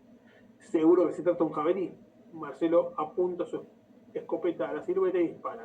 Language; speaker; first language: Spanish; native; Spanish